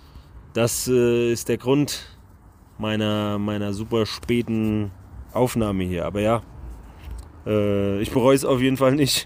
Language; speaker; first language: German; native; German